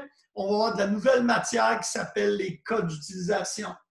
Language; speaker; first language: French; native; French